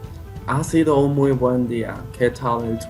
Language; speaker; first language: Spanish; non-native, learner; English